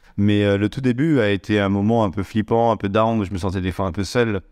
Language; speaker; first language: French; native; French